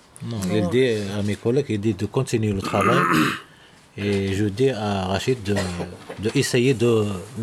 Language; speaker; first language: French; non-native, learner; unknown